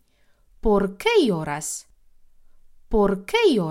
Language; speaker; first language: Spanish; non-native, fluent; Polish